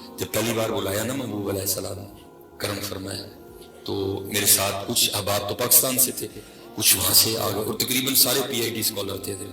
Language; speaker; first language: Urdu; non-native, local second language; Punjabi